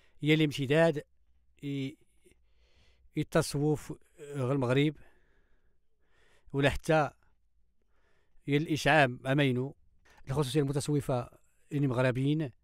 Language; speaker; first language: Arabic; non-native, local second language; Tachelhit